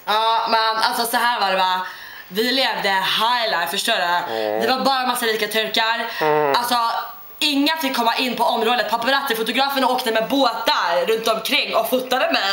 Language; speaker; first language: Swedish; native; Swedish